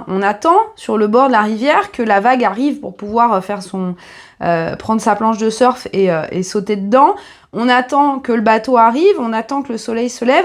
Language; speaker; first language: French; native; French